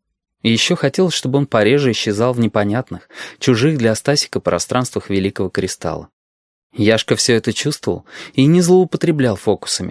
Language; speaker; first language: Russian; native; Russian